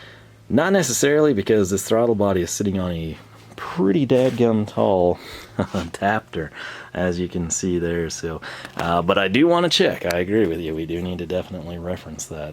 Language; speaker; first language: English; native; English